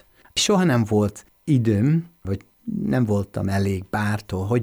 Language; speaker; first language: Hungarian; non-native, fluent; English